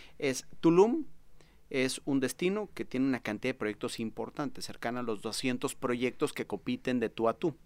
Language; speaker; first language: Spanish; native; Spanish